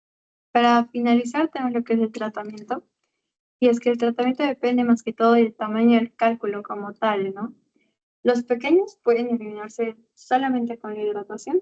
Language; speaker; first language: Spanish; native; Spanish